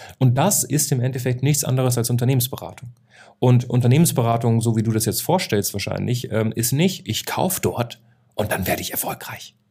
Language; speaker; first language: German; native; German